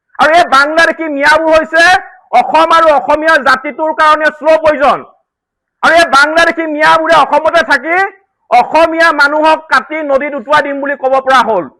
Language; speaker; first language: Assamese; native; Assamese